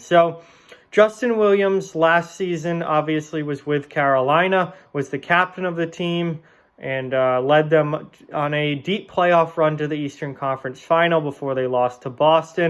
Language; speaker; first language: English; native; English